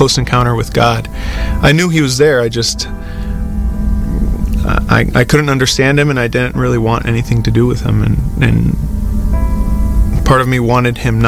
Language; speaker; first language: English; non-native, fluent; Spanish